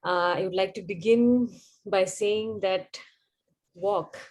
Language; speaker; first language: English; non-native, local second language; Marathi